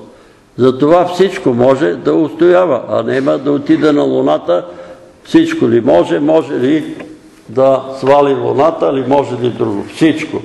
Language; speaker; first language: Bulgarian; native; Bulgarian